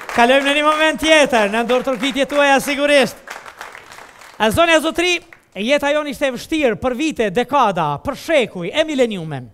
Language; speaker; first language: Albanian; native; Albanian